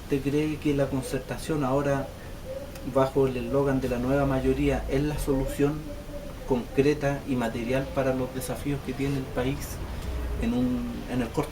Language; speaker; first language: Spanish; native; Spanish